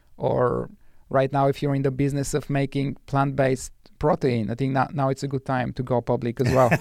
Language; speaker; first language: English; non-native, fluent; Bulgarian